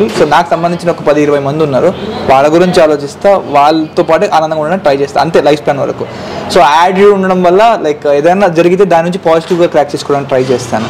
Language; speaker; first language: Telugu; native; Telugu